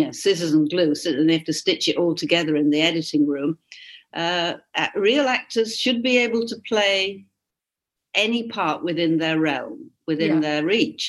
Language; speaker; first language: English; native; English